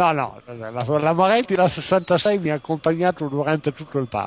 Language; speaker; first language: Italian; native; Italian